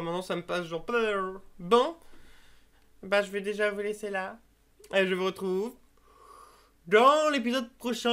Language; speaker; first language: French; native; French